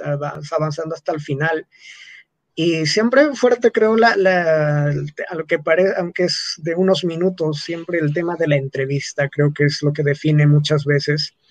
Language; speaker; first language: Spanish; non-native, local second language; Quechua